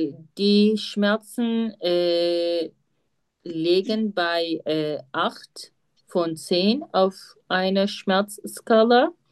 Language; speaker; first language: German; non-native, fluent; Turkish